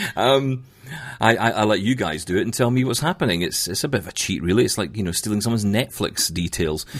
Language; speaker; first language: English; native; English